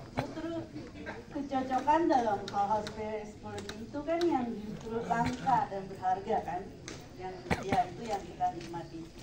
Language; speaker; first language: Indonesian; non-native, fluent; Japanese